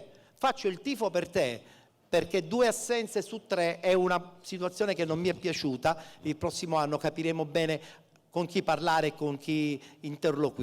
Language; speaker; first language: Italian; native; Italian